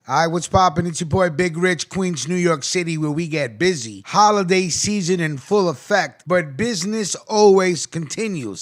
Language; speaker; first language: English; native; English